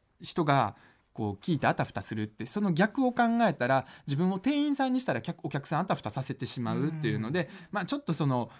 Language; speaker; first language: Japanese; early bilingual, other home language; Russian